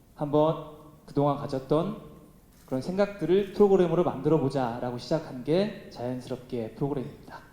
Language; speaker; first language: Korean; native; Korean